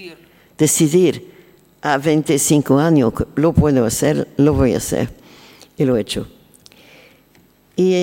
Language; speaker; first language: Spanish; non-native, learner; French